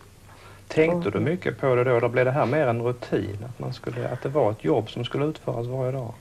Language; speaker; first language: Swedish; native; Swedish